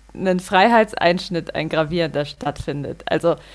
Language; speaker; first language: German; native; German